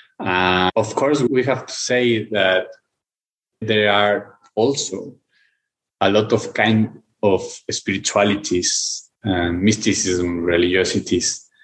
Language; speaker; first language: English; non-native, fluent; Spanish